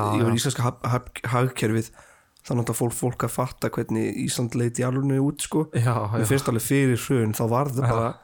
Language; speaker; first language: Icelandic; early bilingual, other home language; Portuguese